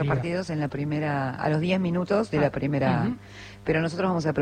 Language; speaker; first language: Spanish; native; Spanish